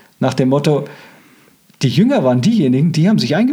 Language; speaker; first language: German; native; German